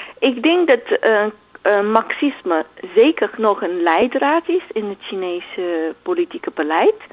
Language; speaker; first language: Dutch; non-native, fluent; Chinese